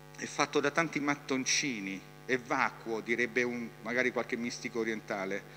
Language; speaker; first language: Italian; native; Italian